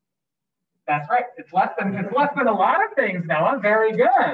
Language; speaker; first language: English; native; English